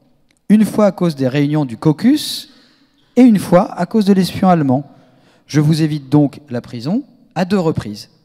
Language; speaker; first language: French; native; French